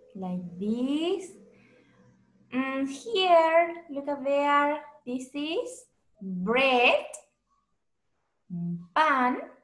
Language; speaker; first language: English; non-native, fluent; Spanish